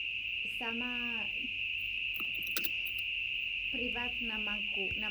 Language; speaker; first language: Indonesian; non-native, learner; English